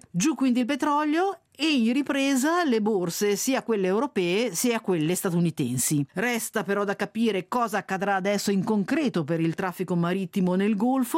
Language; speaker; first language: Italian; native; Italian